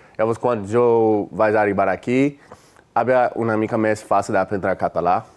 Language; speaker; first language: Catalan; non-native, learner; English